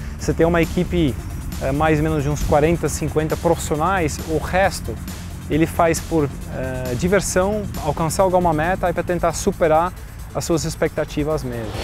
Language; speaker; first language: Portuguese; non-native, fluent; Dutch